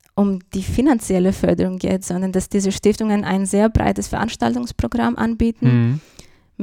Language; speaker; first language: German; non-native, fluent; Greek